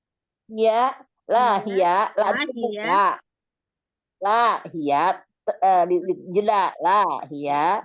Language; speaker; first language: Arabic; non-native, learner; Indonesian